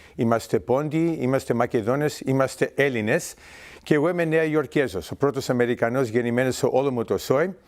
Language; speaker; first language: Greek; early bilingual, heritage; Greek